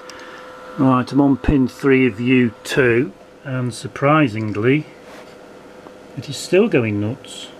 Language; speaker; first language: English; native; English